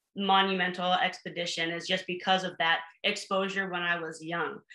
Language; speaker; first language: English; native; English